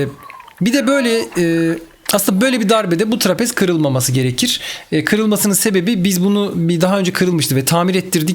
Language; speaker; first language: Turkish; native; Turkish